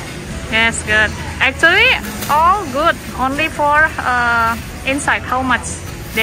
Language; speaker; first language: English; non-native, learner; Indonesian